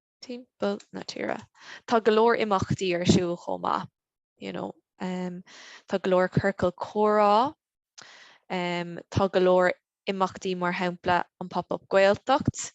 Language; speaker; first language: Irish; non-native, local second language; English